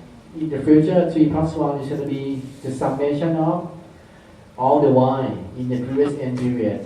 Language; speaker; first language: English; non-native, fluent; Thai